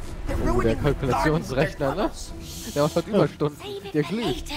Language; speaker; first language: German; native; German